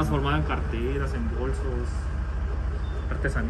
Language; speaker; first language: Spanish; native; Spanish